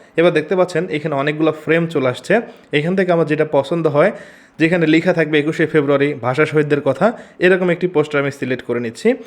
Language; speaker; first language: Bangla; native; Bangla